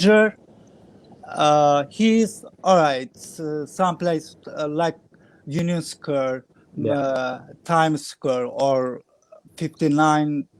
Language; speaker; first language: English; non-native, learner; Kurdish